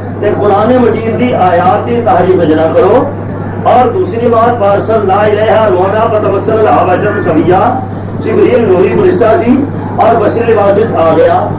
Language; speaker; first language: Urdu; non-native, local second language; Punjabi